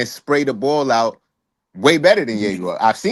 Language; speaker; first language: English; native; English